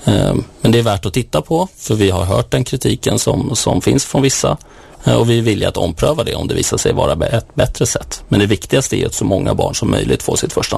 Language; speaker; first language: Swedish; native; Swedish